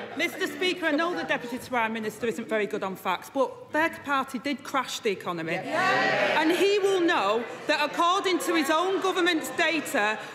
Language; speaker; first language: English; native; English